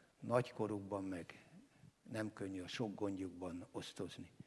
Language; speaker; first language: Hungarian; native; Hungarian